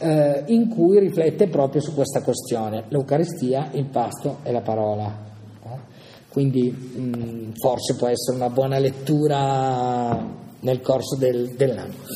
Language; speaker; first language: Italian; native; Italian